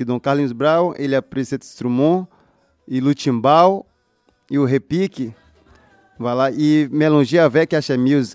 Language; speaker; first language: French; non-native, learner; Portuguese